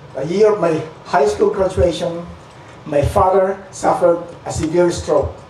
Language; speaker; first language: English; non-native, local second language; Filipino